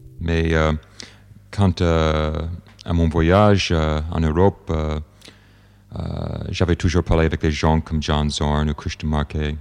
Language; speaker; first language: French; non-native, fluent; English